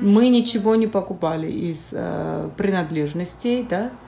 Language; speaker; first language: Russian; early bilingual, other home language; Armenian